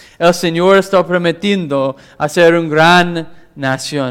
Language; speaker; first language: Spanish; non-native, fluent; English